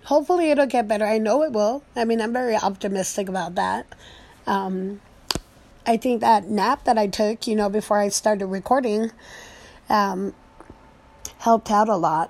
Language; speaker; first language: English; native; English